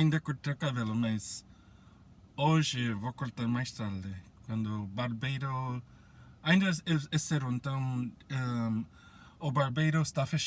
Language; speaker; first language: Portuguese; non-native, fluent; Spanish